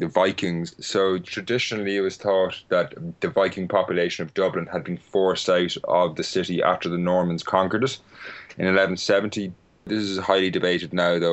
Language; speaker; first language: English; native; English